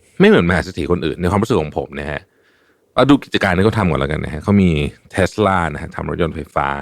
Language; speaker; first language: Thai; native; Thai